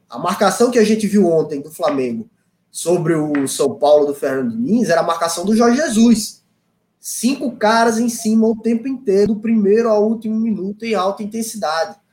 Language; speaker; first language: Portuguese; native; Portuguese